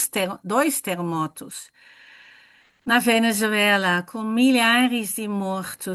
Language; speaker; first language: Portuguese; non-native, fluent; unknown